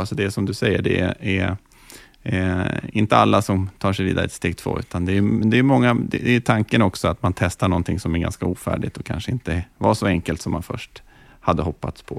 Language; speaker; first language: Swedish; native; Swedish